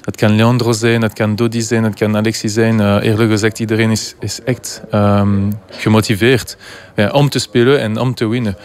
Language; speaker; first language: Dutch; non-native, local second language; French